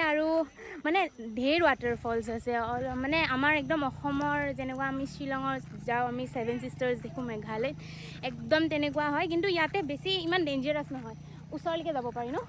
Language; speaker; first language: Assamese; native; Assamese